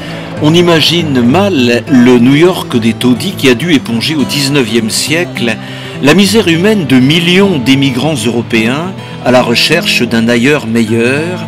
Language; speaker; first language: French; non-native, fluent; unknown